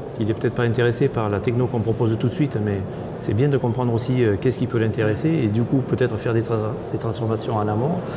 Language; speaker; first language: French; native; French